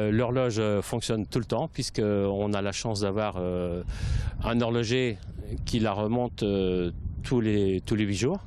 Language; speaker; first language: French; native; French